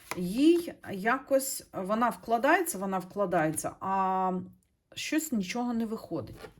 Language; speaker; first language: Ukrainian; non-native, local second language; Russian